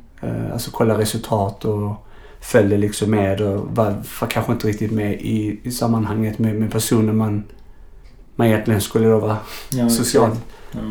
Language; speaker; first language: Swedish; native; Swedish